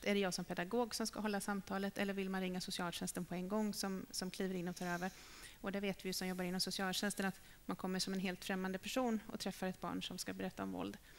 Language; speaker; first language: Swedish; native; Swedish